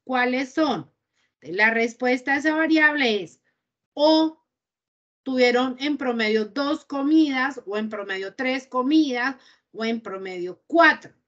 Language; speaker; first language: Spanish; native; Spanish